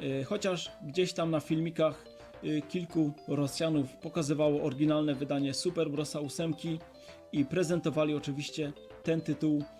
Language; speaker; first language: Polish; native; Polish